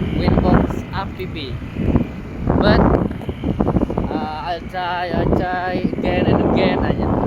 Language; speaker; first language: English; non-native, learner; Indonesian